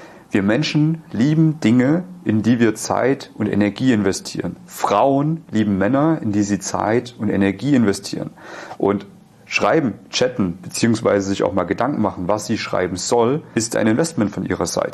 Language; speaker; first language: German; native; German